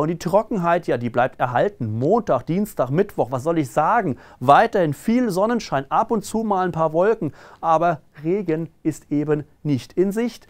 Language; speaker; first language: German; native; German